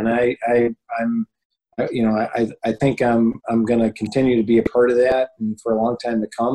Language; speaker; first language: English; native; English